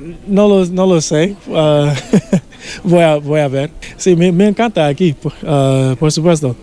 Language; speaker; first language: Spanish; non-native, learner; English